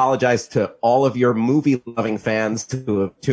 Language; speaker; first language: English; native; English